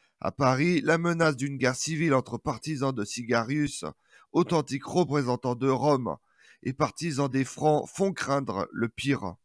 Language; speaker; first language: French; native; French